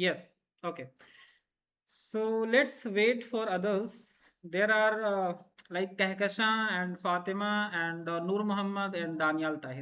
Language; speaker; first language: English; non-native, fluent; Hindi